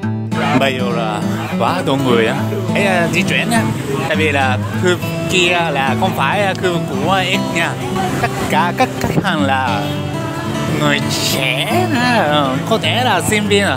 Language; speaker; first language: Vietnamese; non-native, learner; Japanese